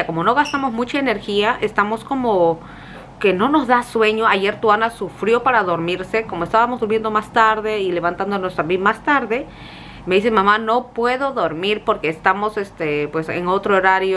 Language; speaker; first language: Spanish; native; Spanish